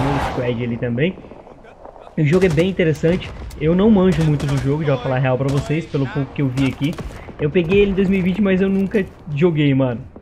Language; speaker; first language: Portuguese; native; Portuguese